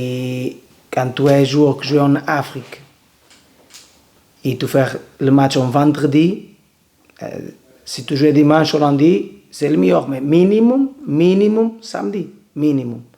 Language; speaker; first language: French; non-native, learner; Portuguese